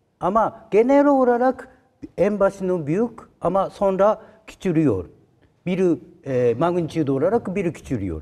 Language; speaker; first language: Turkish; non-native, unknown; Japanese